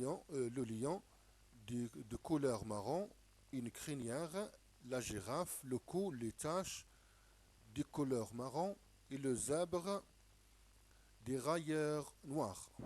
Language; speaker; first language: French; non-native, local second language; Arabic